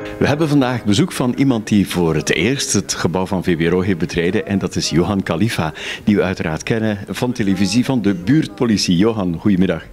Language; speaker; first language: Dutch; native; Dutch